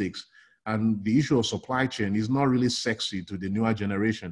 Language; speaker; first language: English; non-native, local second language; Yoruba